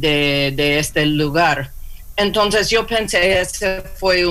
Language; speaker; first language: Spanish; non-native, learner; English